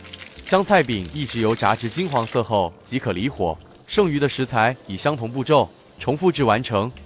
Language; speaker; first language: Chinese; native; Chinese